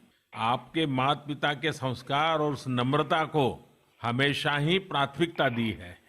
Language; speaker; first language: Hindi; non-native, local second language; Gujarati